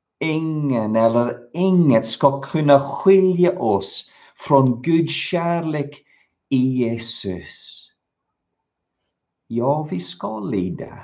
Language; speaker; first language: Swedish; non-native, fluent; English